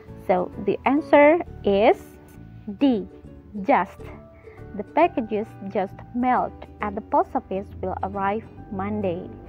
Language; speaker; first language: English; non-native, fluent; Indonesian